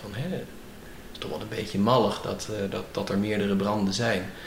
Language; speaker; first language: Dutch; native; Dutch